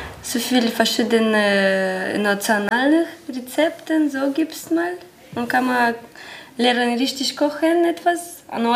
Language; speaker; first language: German; non-native, learner; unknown